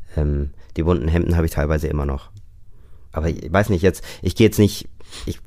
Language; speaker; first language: German; native; German